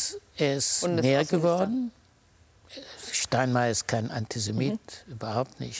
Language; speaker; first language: German; early bilingual, heritage; German